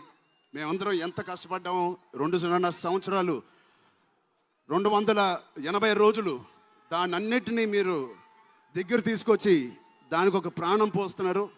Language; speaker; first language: Telugu; native; Telugu